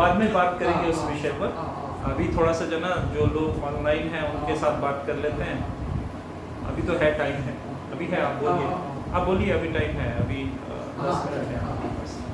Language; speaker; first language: Hindi; native; Hindi